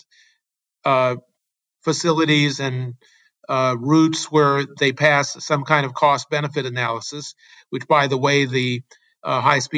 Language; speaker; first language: English; native; English